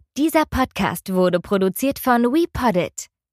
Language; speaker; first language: German; native; German